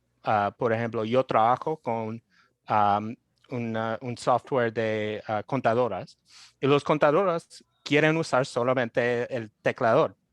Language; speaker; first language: Spanish; non-native, fluent; English